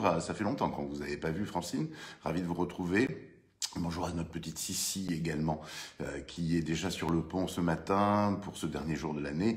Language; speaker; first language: French; native; French